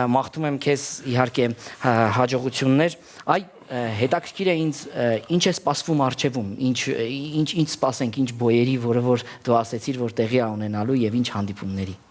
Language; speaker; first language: Armenian; native; Armenian